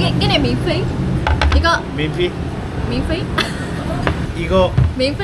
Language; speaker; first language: Korean; non-native, learner; Vietnamese